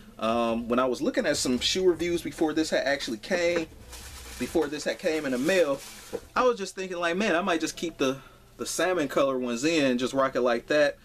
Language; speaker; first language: English; native; English